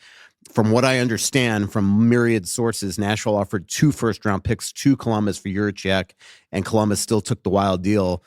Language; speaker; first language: English; native; English